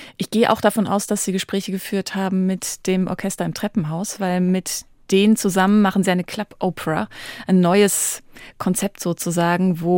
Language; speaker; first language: German; native; German